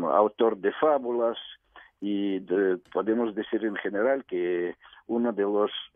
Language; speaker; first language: Spanish; non-native, fluent; Russian